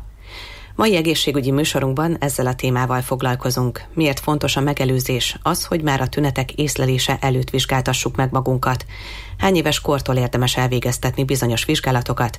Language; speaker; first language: Hungarian; native; Hungarian